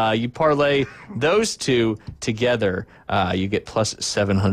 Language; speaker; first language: English; native; English